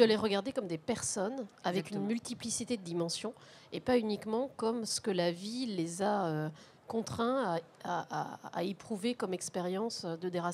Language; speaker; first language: French; native; French